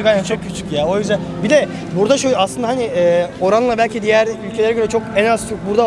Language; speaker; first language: Turkish; native; Turkish